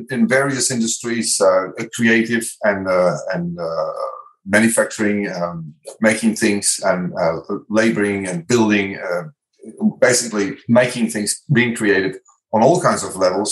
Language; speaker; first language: English; non-native, fluent; Dutch